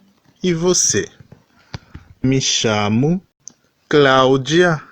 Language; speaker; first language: Portuguese; non-native, learner; Haitian Creole